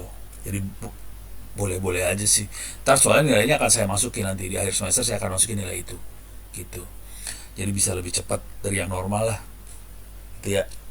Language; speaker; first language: Indonesian; native; Indonesian